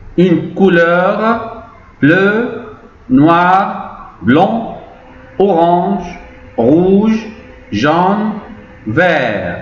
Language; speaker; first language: French; non-native, fluent; Arabic